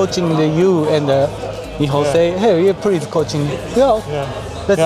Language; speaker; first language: English; non-native, learner; Japanese